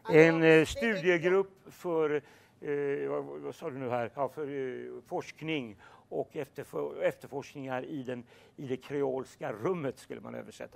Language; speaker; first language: Swedish; native; Swedish